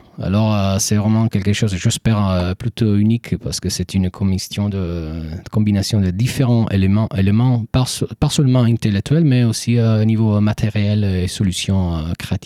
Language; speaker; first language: French; non-native, fluent; Italian